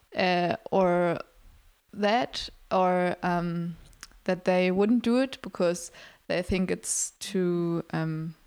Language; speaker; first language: English; non-native, fluent; German